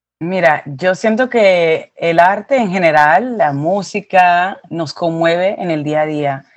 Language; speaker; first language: Spanish; early bilingual, heritage; Spanish